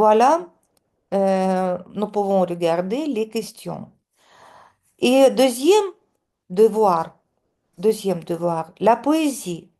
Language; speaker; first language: French; non-native, fluent; Russian